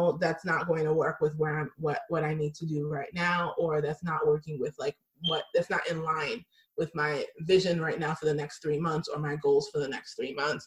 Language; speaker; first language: English; native; English